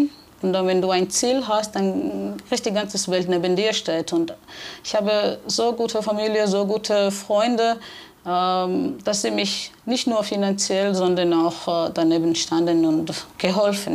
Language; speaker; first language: German; non-native, fluent; Georgian